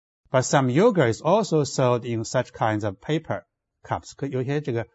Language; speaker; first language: English; non-native, fluent; Chinese